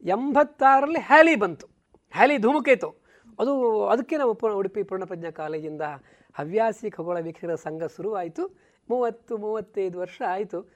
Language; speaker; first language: Kannada; native; Kannada